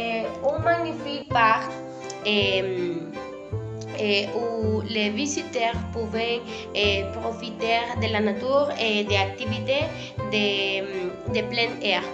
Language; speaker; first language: French; non-native, learner; Spanish